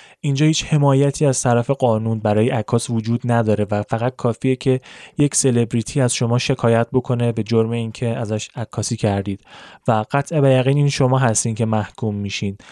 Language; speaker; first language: Persian; native; Persian